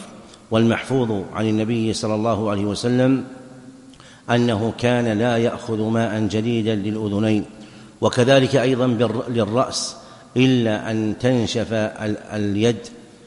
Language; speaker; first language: Arabic; native; Arabic